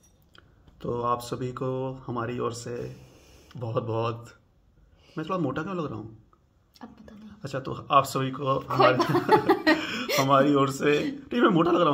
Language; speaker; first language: Hindi; native; Hindi